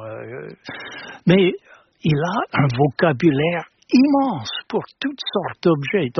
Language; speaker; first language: French; non-native, fluent; English